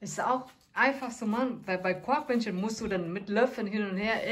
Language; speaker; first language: German; non-native, fluent; Vietnamese